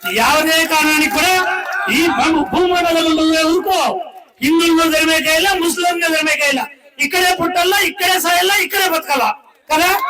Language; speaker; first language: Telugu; non-native, local second language; Kannada